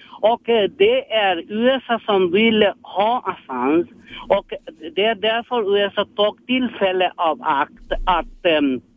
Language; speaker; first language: Swedish; non-native, fluent; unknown